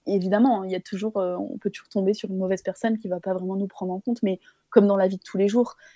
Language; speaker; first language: French; native; French